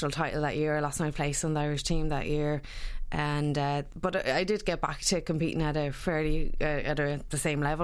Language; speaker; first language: English; native; English